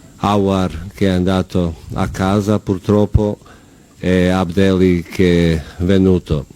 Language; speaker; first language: Italian; non-native, fluent; Bosnian